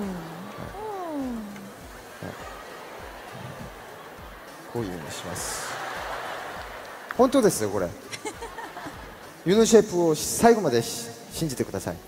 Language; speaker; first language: Japanese; non-native, fluent; Korean